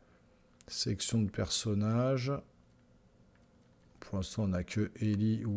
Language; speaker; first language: French; native; French